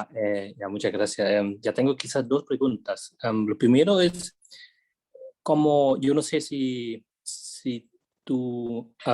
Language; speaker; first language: Spanish; non-native, fluent; Vietnamese